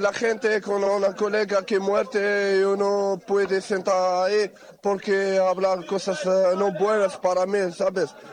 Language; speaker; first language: Spanish; non-native, learner; Arabic